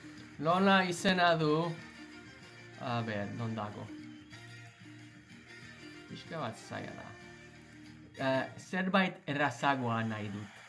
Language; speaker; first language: Basque; non-native, learner; English